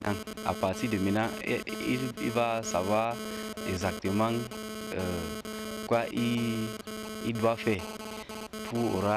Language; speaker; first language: French; non-native, local second language; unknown